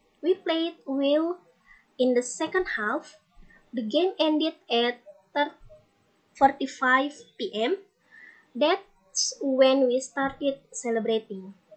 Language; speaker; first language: English; non-native, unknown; Indonesian